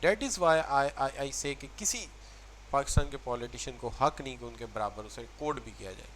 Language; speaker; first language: Urdu; native; Urdu